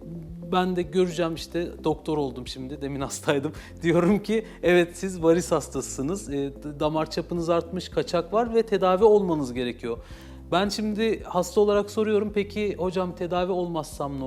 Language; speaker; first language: Turkish; native; Turkish